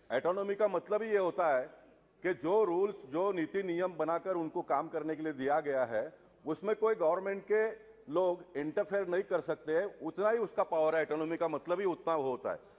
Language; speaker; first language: Hindi; non-native, local second language; Tulu